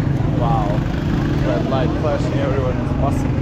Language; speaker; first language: English; non-native, fluent; Macedonian